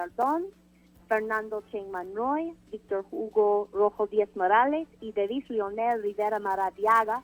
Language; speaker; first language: Spanish; non-native, fluent; English